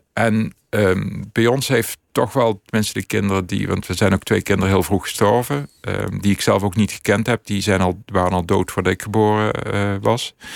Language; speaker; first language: Dutch; native; Dutch